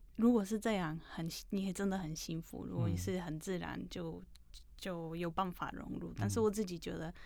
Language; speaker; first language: Chinese; non-native, fluent; Polish